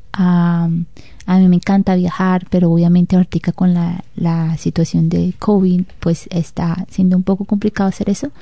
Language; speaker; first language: Spanish; native; Spanish